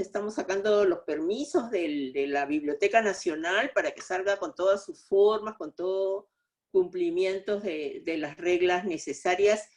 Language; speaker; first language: Spanish; native; Spanish